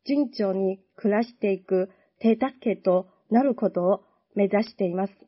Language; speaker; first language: Japanese; non-native, fluent; Chinese